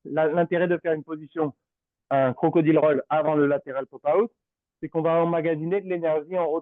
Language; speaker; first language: French; native; French